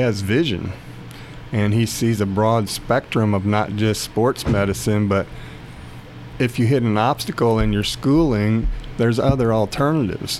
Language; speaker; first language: English; native; English